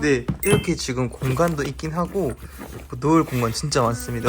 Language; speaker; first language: Korean; native; Korean